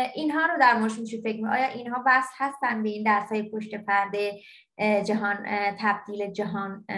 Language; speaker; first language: Persian; non-native, local second language; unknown